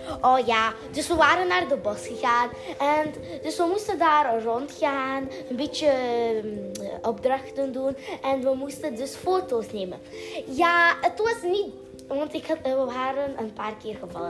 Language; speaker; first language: Dutch; early bilingual, other home language; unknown